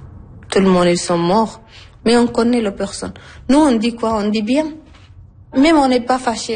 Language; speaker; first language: French; non-native, learner; Arabic